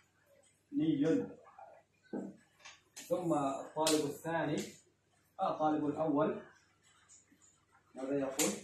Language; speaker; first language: Arabic; non-native, fluent; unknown